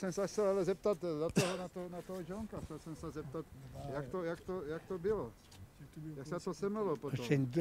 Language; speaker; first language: Czech; native; Czech